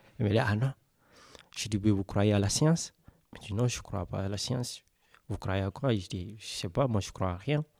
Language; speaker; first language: French; non-native, local second language; Mandingo